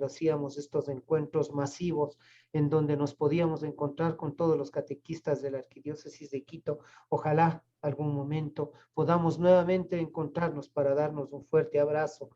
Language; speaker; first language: Spanish; native; Spanish